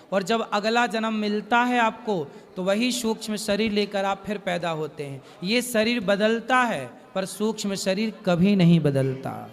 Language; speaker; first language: Hindi; native; Hindi